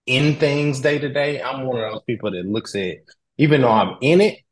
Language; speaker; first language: English; native; English